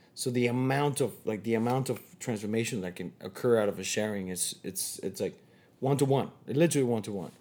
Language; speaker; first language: English; non-native, fluent; Spanish